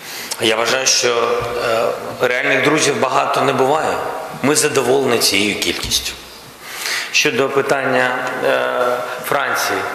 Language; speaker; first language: Ukrainian; non-native, local second language; Russian